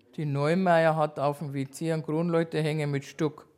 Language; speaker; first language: German; native; German